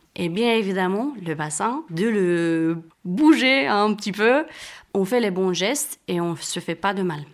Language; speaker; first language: French; non-native, fluent; Romanian